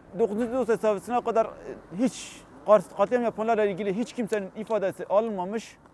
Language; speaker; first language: Turkish; non-native, local second language; Kurdish